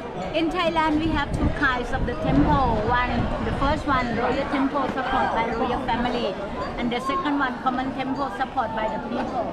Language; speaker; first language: English; non-native, fluent; Thai